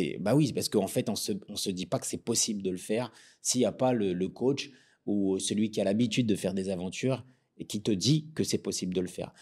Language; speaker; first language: French; non-native, local second language; Arabic